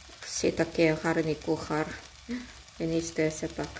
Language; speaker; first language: Ukrainian; non-native, learner; Korean